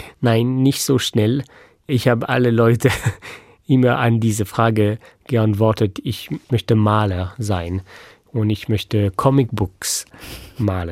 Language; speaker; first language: German; non-native, fluent; French